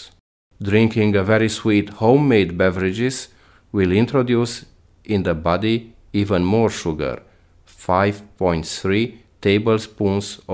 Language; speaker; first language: English; non-native, fluent; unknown